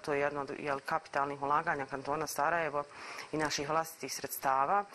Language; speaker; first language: Croatian; native; Croatian